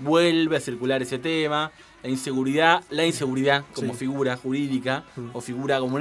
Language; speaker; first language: Spanish; native; Spanish